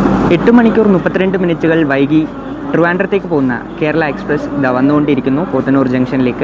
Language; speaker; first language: Malayalam; native; Malayalam